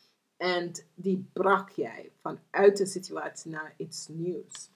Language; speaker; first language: Dutch; non-native, fluent; English